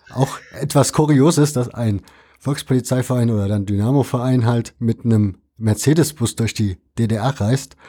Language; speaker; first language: German; native; German